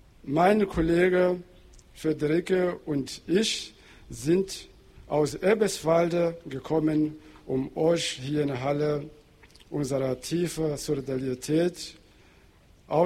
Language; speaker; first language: German; non-native, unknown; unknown